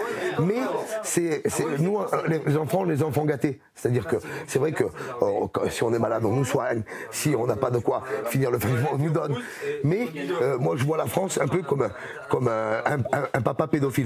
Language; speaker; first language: French; native; French